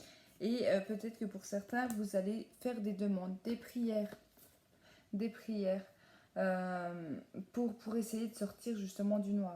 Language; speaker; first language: French; native; French